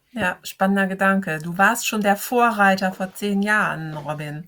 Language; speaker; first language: German; native; German